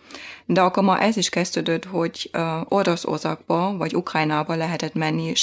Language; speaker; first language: Hungarian; non-native, fluent; German